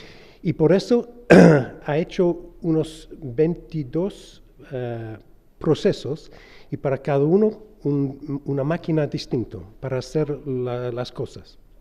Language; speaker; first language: Spanish; non-native, fluent; English